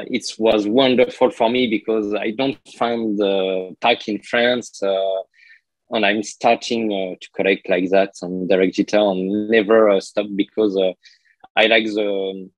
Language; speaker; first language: English; non-native, learner; French